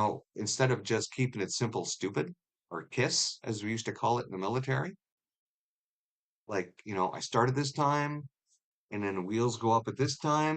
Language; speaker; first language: English; native; English